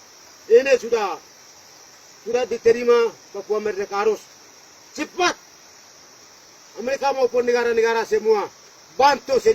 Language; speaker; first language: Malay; non-native, local second language; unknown